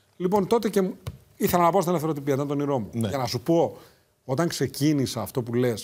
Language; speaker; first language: Greek; native; Greek